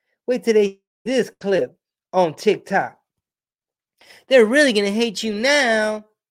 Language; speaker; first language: English; early bilingual, other home language; Spanish